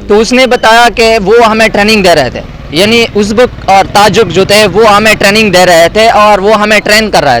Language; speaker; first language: Hindi; non-native, local second language; Pashto